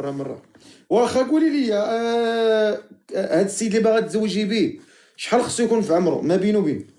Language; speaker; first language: Arabic; native; Arabic